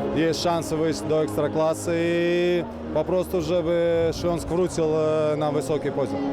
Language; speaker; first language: Polish; non-native, fluent; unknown